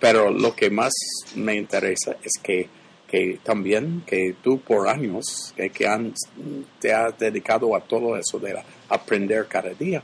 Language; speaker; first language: Spanish; non-native, fluent; English